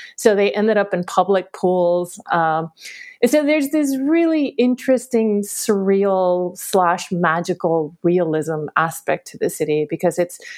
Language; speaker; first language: English; early bilingual, other home language; Spanish